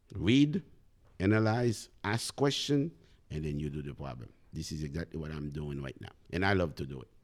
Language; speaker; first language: English; non-native, fluent; Haitian Creole